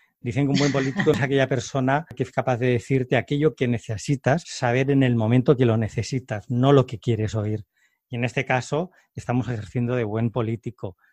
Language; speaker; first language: Spanish; native; Spanish